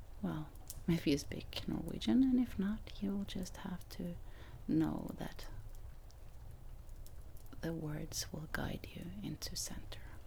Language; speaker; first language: English; non-native, fluent; Norwegian